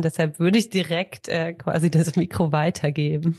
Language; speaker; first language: German; native; German